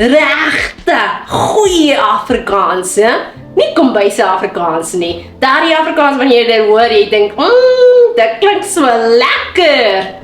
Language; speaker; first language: Afrikaans; non-native, local second language; Xhosa